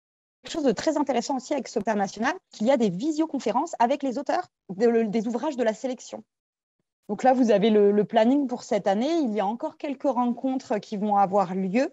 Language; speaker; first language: French; native; French